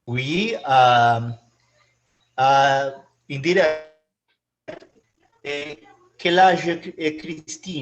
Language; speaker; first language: French; non-native, learner; Spanish